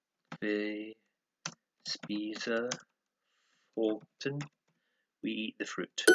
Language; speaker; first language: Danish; non-native, learner; English